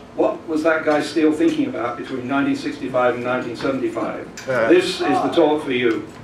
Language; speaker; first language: English; native; English